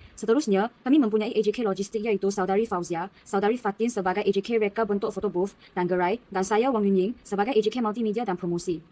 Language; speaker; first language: Malay; non-native, local second language; Chinese